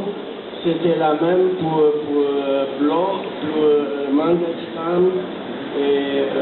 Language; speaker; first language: French; non-native, fluent; Romanian